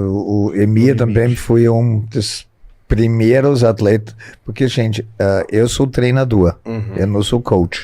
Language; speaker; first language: Portuguese; non-native, fluent; German